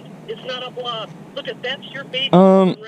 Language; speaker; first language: English; native; English